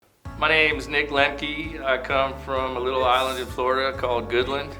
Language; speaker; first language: English; native; English